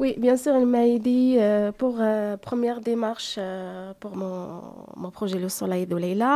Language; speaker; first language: French; non-native, learner; Arabic